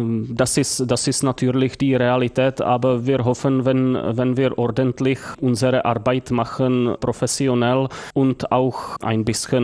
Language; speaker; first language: German; non-native, fluent; Czech